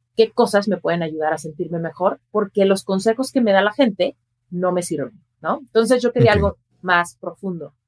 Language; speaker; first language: Spanish; native; Spanish